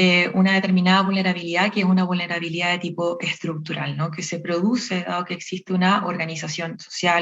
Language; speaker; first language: Spanish; native; Spanish